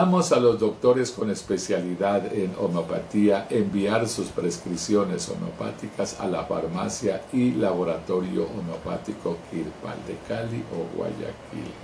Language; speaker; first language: Spanish; native; Spanish